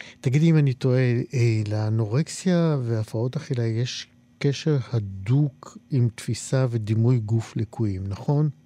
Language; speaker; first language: Hebrew; native; Hebrew